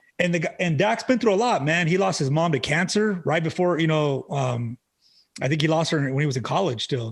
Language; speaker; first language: English; native; English